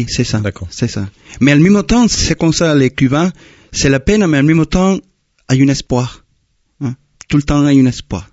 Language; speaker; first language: French; non-native, fluent; Spanish